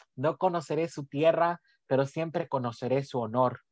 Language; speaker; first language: Spanish; early bilingual, heritage; Spanish